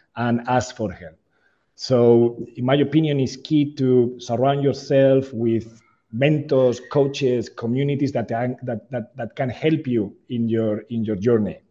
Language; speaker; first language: English; non-native, fluent; Spanish